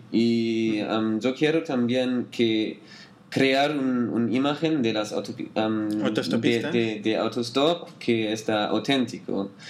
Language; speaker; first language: Spanish; non-native, learner; German